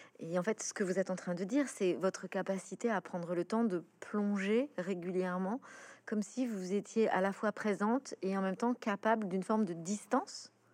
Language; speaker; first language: French; native; French